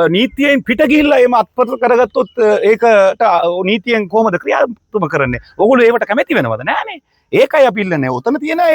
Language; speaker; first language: Sinhala; non-native, local second language; Tamil